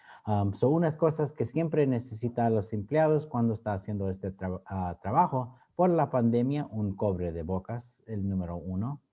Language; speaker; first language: Spanish; early bilingual, other home language; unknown